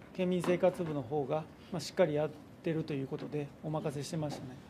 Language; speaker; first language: Japanese; native; Japanese